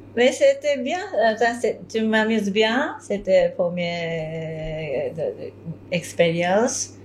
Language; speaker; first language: French; non-native, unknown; Japanese